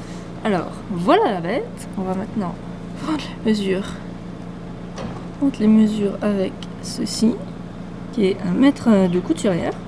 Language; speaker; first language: French; native; French